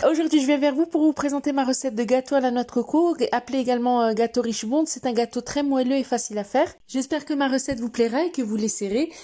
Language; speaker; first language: French; non-native, local second language; Arabic